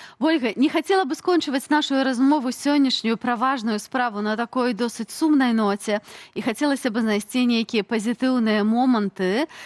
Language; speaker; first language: Belarusian; native; Belarusian